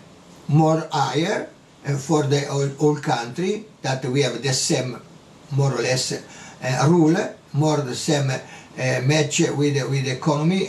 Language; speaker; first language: English; non-native, learner; Italian